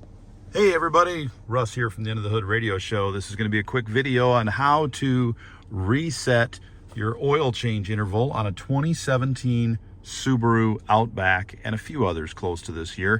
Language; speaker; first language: English; native; English